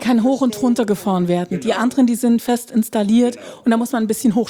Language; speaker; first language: German; native; German